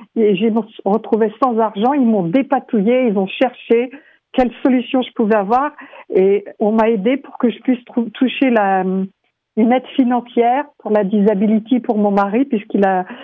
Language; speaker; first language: French; native; French